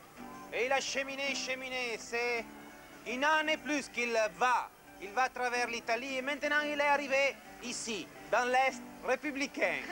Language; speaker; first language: French; non-native, learner; Italian